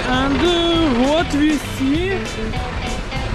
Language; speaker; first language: English; non-native, learner; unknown